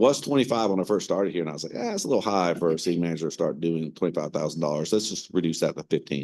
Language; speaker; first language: English; native; English